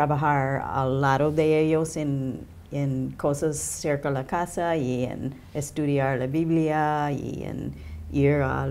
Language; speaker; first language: Spanish; non-native, learner; English